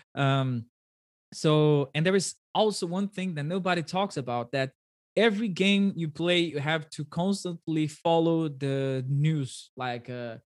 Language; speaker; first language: English; non-native, fluent; Portuguese